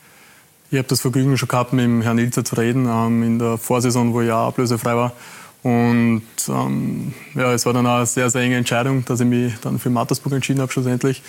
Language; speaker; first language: German; native; German